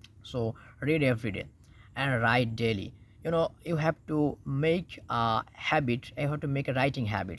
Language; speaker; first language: English; non-native, local second language; Bangla